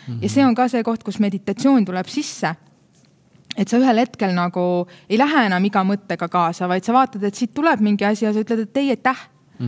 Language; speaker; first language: Estonian; native; Estonian